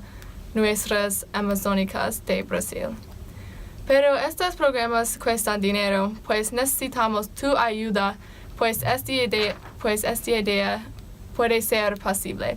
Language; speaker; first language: Spanish; non-native, learner; English